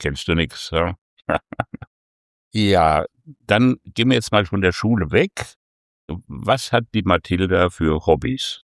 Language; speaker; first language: German; native; German